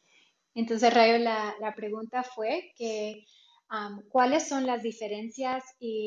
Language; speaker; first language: Spanish; early bilingual, heritage; Spanish